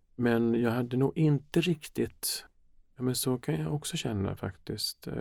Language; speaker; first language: Swedish; early bilingual, other home language; Finnish